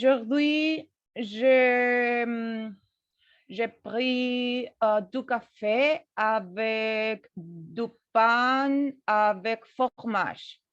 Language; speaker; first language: French; non-native, learner; Spanish